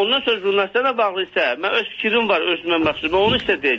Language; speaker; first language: Azerbaijani; native; Azerbaijani